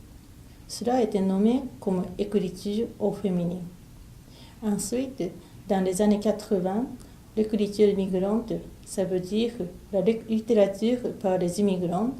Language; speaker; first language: French; non-native, fluent; Japanese